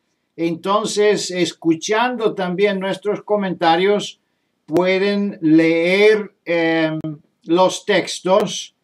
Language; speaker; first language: Spanish; non-native, fluent; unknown